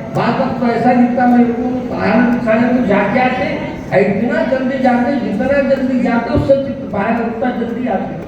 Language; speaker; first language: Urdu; native; Urdu